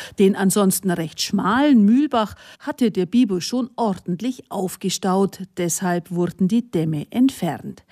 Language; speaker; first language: German; native; German